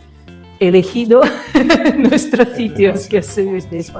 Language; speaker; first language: Spanish; non-native, learner; Russian